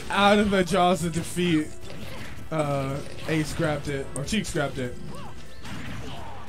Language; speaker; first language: English; native; English